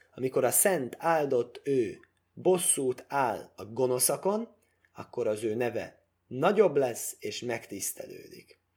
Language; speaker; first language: Hungarian; early bilingual, heritage; Hungarian